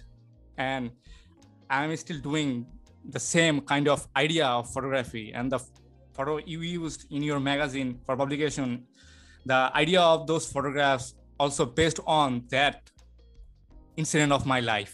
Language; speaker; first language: English; non-native, local second language; Bangla